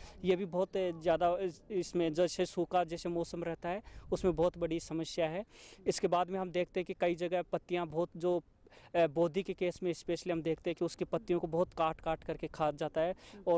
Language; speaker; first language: Hindi; native; Hindi